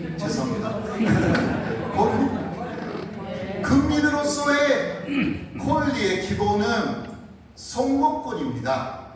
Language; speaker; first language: Korean; non-native, fluent; Japanese